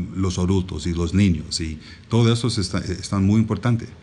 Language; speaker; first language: Spanish; non-native, learner; English